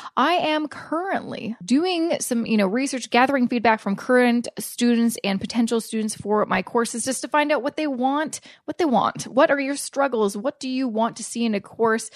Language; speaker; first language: English; native; English